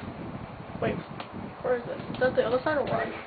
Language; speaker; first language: English; native; English